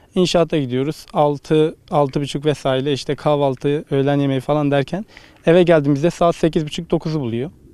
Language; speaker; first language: Turkish; native; Turkish